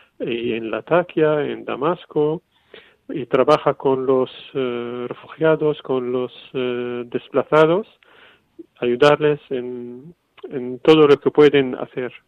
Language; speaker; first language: Spanish; non-native, fluent; Arabic